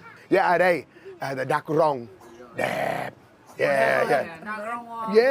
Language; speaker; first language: Vietnamese; non-native, learner; English